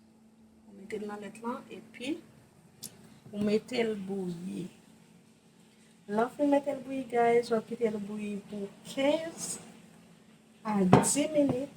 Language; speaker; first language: French; non-native, learner; Haitian Creole